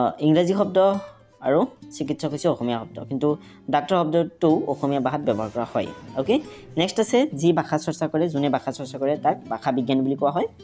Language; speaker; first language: Assamese; native; Assamese